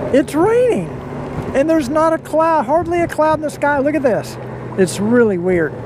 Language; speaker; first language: English; native; English